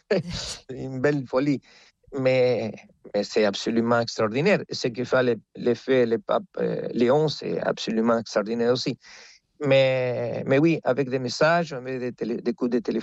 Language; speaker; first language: French; non-native, fluent; Spanish